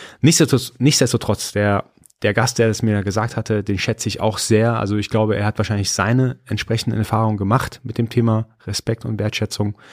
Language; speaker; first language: German; early bilingual, other home language; Persian